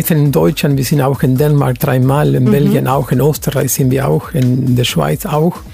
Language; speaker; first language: German; non-native, fluent; Spanish